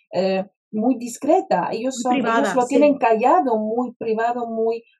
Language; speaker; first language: Spanish; non-native, fluent; Polish